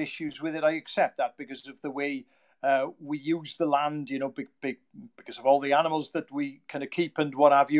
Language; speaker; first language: English; native; English